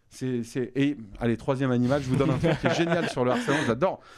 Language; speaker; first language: French; native; French